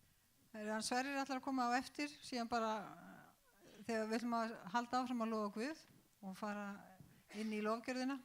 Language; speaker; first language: Icelandic; non-native, fluent; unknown